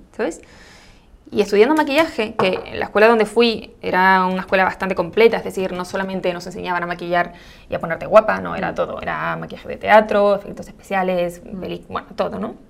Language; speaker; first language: Spanish; native; Spanish